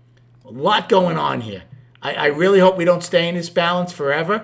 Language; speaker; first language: English; native; English